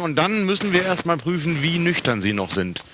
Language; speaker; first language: German; native; German